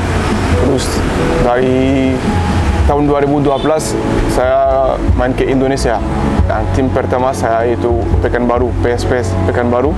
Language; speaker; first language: Indonesian; non-native, learner; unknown